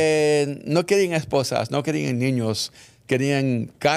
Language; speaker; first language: Spanish; early bilingual, heritage; English